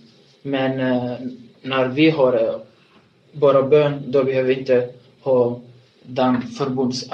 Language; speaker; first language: Swedish; non-native, fluent; Tigrinya